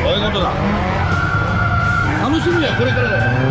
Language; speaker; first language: Japanese; native; Japanese